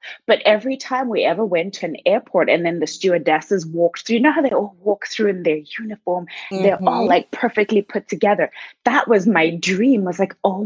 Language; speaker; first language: English; non-native, local second language; Shona